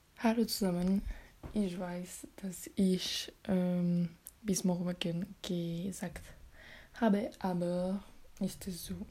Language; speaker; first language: German; non-native, learner; French